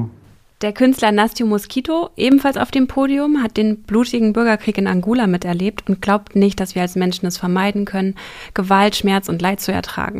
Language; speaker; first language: German; native; German